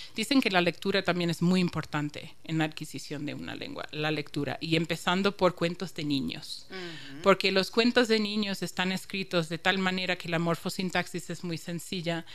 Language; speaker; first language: Spanish; non-native, fluent; English